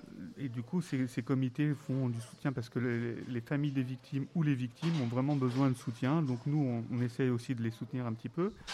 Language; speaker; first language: French; native; French